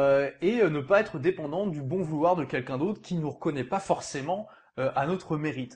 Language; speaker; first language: French; native; French